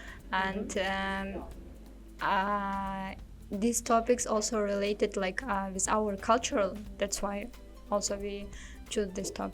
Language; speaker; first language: English; non-native, learner; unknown